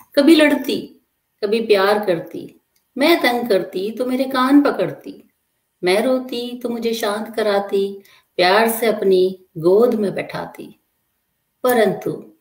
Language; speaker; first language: Hindi; native; Hindi